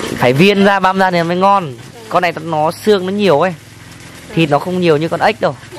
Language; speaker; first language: Vietnamese; non-native, local second language; Tày